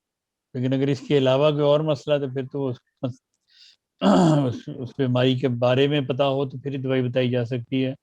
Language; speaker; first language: Urdu; native; Urdu